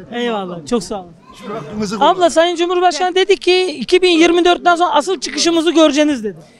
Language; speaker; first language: Turkish; native; Turkish